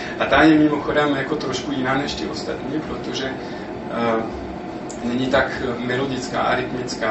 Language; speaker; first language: Czech; non-native, fluent; French